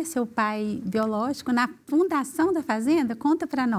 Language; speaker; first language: Portuguese; native; Portuguese